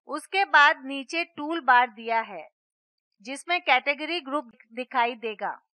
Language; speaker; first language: Hindi; non-native, local second language; Gujarati